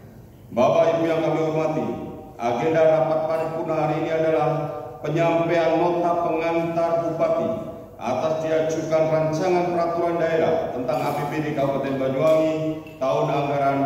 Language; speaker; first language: Indonesian; native; Indonesian